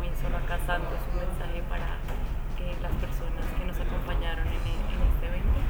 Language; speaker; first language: Spanish; native; Spanish